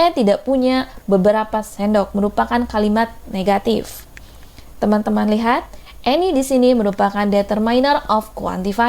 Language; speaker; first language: Indonesian; native; Indonesian